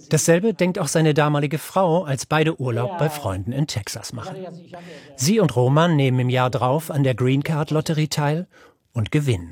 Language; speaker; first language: German; native; German